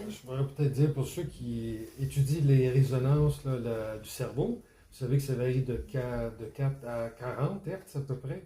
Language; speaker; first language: French; native; French